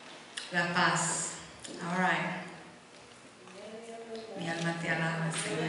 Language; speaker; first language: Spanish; early bilingual, heritage; Spanish